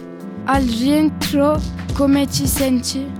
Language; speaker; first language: Italian; non-native, learner; French